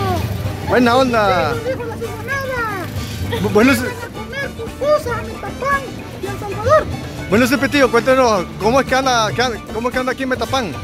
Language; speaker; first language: Spanish; native; Spanish